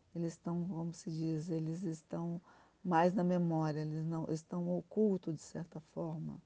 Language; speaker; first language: Portuguese; native; Portuguese